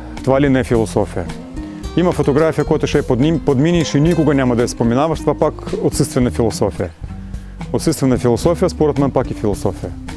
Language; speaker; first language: Bulgarian; non-native, fluent; Russian